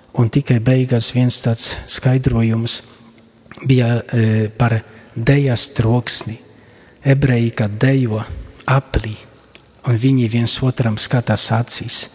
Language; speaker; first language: Latvian; non-native, fluent; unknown